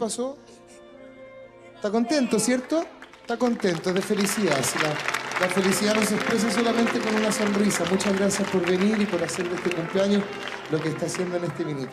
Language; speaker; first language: Spanish; native; Spanish